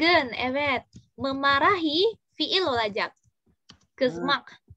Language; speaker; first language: Turkish; non-native, fluent; Indonesian